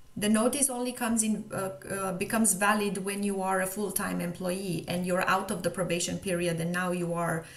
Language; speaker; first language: English; non-native, fluent; Romanian